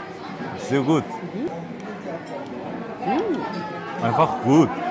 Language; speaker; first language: German; non-native, fluent; Korean